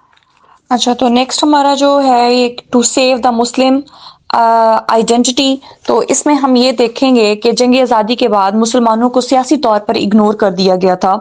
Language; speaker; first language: Urdu; native; Urdu